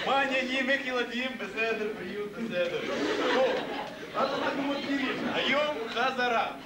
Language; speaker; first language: Hebrew; non-native, learner; Russian